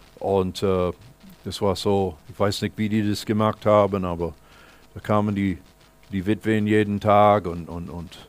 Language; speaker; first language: German; non-native, fluent; English